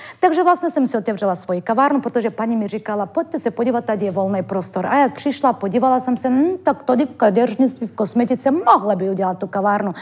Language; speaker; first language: Czech; non-native, fluent; Turkish